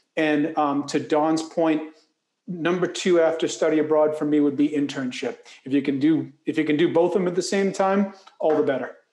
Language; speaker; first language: English; native; English